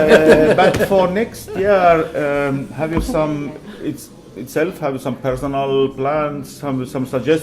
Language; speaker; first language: English; non-native, fluent; Estonian